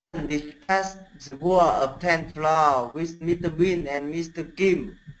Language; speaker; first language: English; non-native, learner; Vietnamese